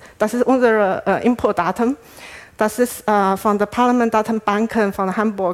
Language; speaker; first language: German; non-native, fluent; Chinese